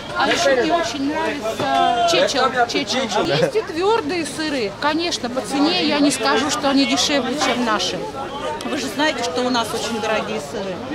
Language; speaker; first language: Russian; native; Russian